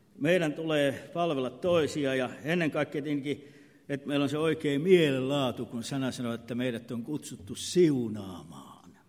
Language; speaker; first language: Finnish; native; Finnish